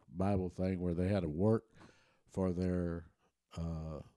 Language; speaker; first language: English; early bilingual, other home language; German